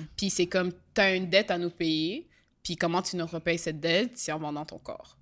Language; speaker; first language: French; native; French